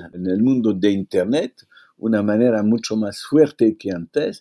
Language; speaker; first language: Spanish; non-native, fluent; French